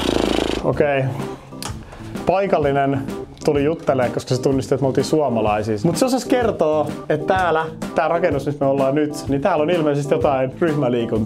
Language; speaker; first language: Finnish; native; Finnish